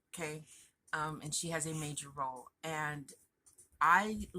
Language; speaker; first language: English; native; English